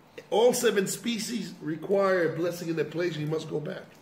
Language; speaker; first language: English; non-native, fluent; Hebrew